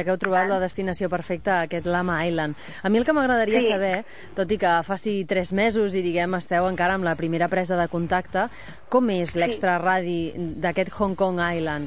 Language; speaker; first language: Catalan; native; Catalan